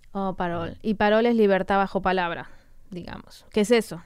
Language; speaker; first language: Spanish; native; Spanish